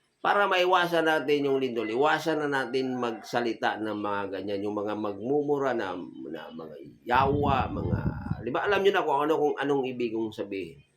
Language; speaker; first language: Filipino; native; Filipino